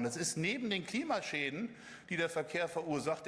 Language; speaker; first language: German; native; German